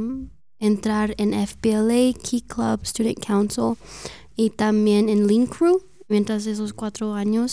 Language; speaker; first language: Spanish; early bilingual, heritage; Spanish